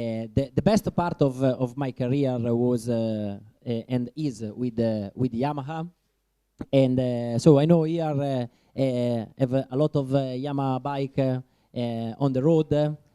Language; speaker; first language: English; non-native, learner; Italian